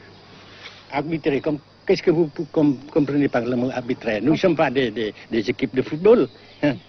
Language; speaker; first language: French; non-native, local second language; Vietnamese